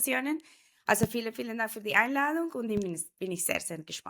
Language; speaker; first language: German; non-native, fluent; Spanish